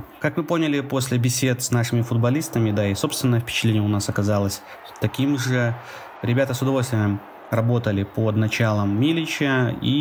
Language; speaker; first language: Russian; native; Russian